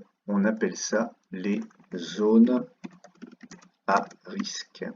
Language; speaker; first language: French; native; French